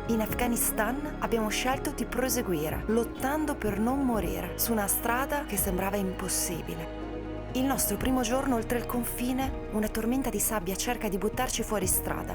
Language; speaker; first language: Italian; native; Italian